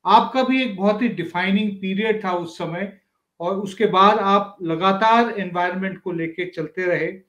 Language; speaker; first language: Hindi; native; Hindi